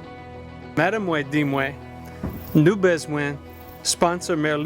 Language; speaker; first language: Haitian Creole; non-native, learner; English